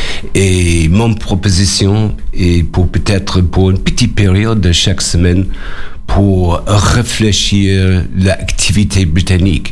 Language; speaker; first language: French; non-native, learner; English